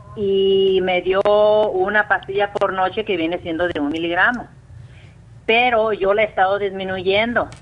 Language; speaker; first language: Spanish; native; Spanish